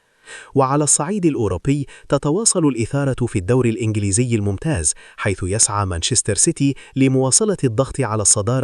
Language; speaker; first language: Arabic; native; Arabic